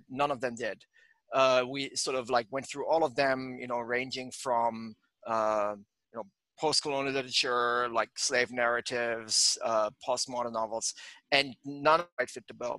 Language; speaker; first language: English; non-native, fluent; German